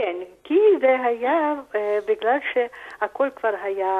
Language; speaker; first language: Hebrew; non-native, fluent; Russian